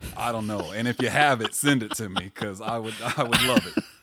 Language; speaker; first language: English; native; English